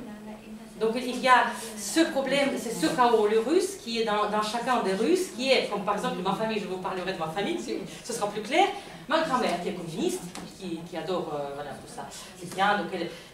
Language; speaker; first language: French; non-native, fluent; Russian